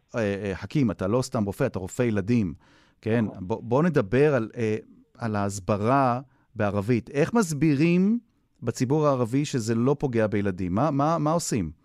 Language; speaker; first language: Hebrew; native; Hebrew